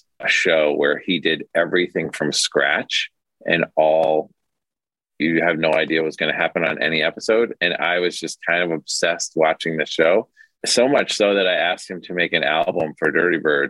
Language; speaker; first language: English; native; English